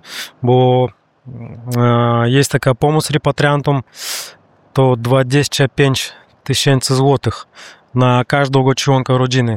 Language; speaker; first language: Polish; non-native, learner; Russian